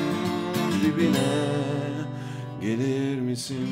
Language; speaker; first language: Turkish; early bilingual, heritage; Turkish